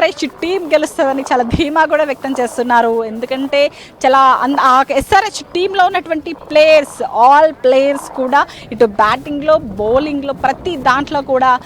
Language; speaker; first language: Telugu; native; Telugu